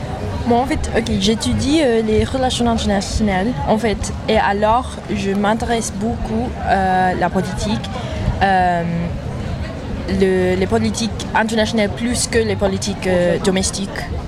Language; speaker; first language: French; non-native, learner; English